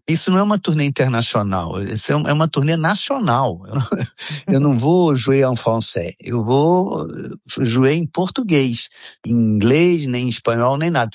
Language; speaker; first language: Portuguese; native; Portuguese